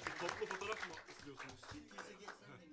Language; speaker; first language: Turkish; native; Turkish